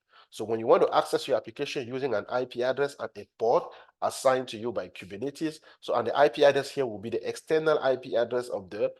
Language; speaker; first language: English; non-native, fluent; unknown